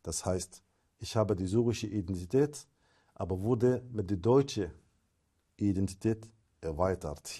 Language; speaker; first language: German; non-native, fluent; Arabic